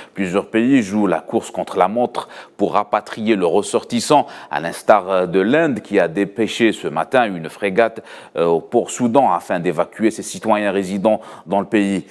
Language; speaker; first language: French; non-native, local second language; Arabic